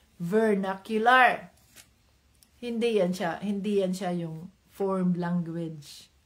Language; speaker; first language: Filipino; non-native, local second language; Cebuano